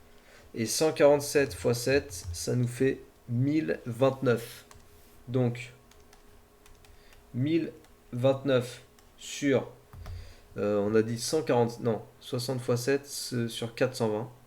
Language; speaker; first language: French; native; French